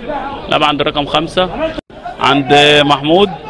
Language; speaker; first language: Arabic; native; Arabic